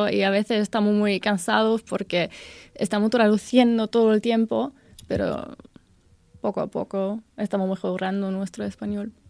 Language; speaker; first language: Spanish; non-native, learner; German